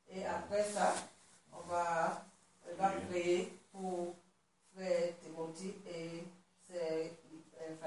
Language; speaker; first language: French; non-native, learner; Swahili